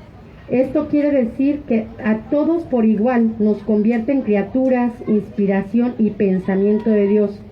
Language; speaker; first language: Spanish; native; Spanish